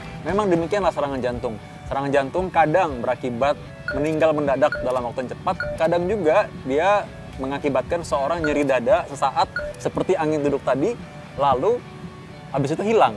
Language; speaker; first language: Indonesian; native; Indonesian